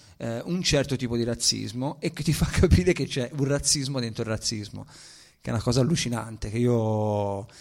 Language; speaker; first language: Italian; native; Italian